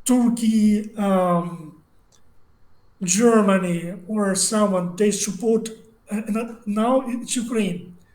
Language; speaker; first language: English; non-native, learner; Russian